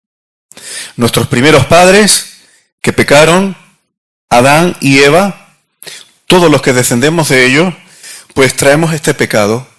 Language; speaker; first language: Spanish; native; Spanish